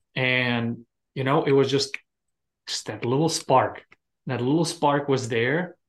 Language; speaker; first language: English; non-native, fluent; Romanian